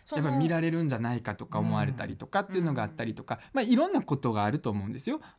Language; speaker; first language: Japanese; early bilingual, other home language; Russian